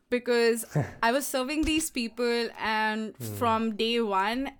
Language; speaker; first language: English; non-native, local second language; Hindi